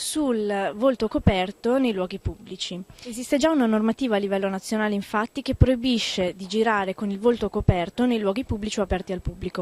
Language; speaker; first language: Italian; native; Italian